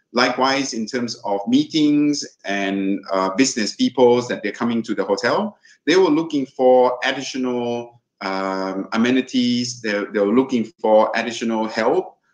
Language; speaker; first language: English; non-native, fluent; Thai